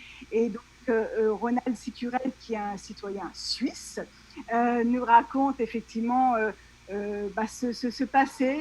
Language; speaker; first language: French; native; French